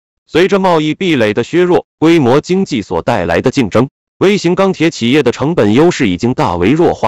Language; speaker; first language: Chinese; native; Chinese